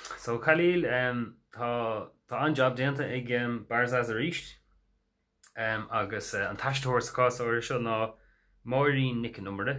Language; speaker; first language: Irish; non-native, local second language; English